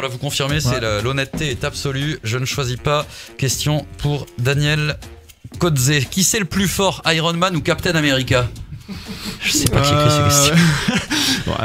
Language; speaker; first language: French; native; French